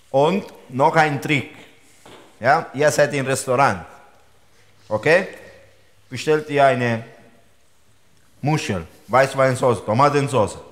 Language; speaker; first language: German; non-native, learner; Italian